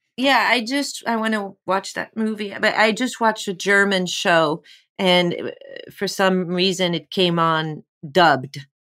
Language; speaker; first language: English; non-native, fluent; French